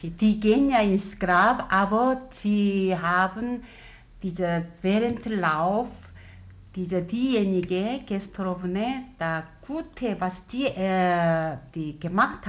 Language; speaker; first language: German; non-native, learner; Korean